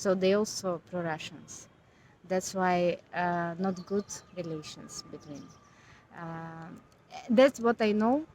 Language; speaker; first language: English; non-native, learner; Ukrainian